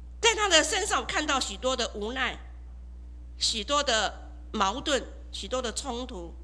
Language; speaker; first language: Chinese; native; Chinese